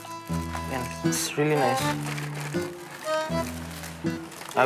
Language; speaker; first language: English; non-native, local second language; Fijian